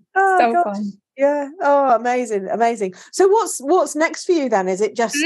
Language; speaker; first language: English; native; English